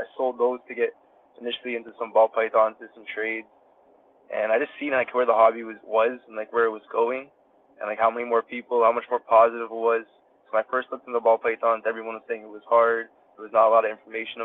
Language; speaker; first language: English; native; English